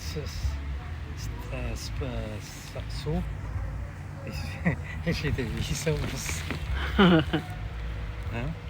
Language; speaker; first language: German; native; German